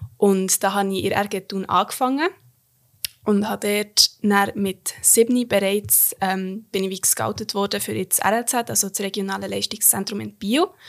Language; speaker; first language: German; native; German